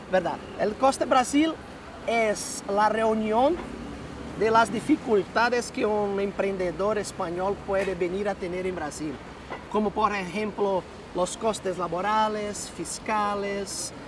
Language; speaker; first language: Spanish; early bilingual, heritage; Spanish